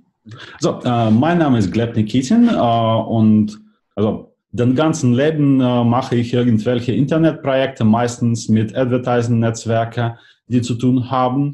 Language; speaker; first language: German; non-native, fluent; Russian